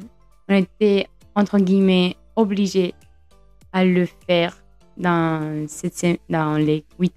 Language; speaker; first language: French; non-native, fluent; Spanish